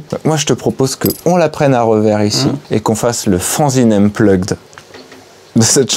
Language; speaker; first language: French; native; French